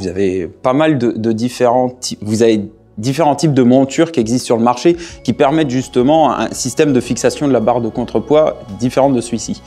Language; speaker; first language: French; native; French